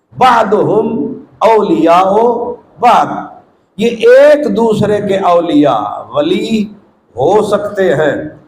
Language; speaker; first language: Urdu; non-native, local second language; Punjabi